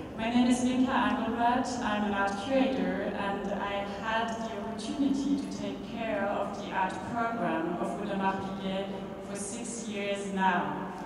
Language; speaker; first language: English; non-native, fluent; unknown